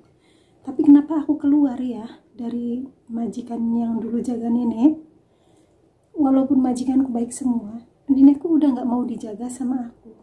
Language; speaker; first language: Indonesian; non-native, local second language; Javanese